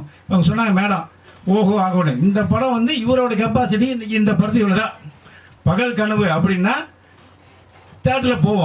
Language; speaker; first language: Tamil; native; Tamil